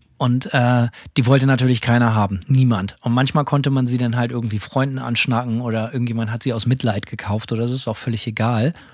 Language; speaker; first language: German; native; German